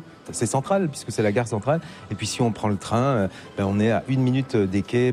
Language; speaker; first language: French; native; French